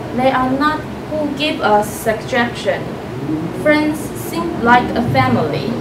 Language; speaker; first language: English; non-native, learner; Chinese